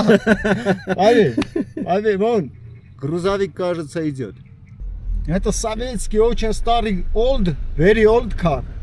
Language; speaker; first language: Russian; non-native, fluent; Armenian